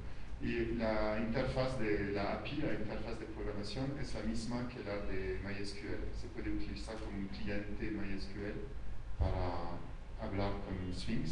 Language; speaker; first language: Spanish; non-native, fluent; French